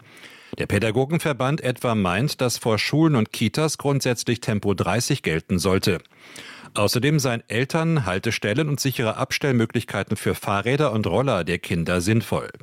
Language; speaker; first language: German; native; German